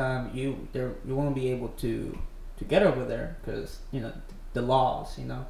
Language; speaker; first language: English; non-native, fluent; Spanish